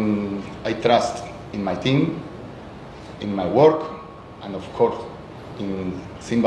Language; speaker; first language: English; non-native, learner; Spanish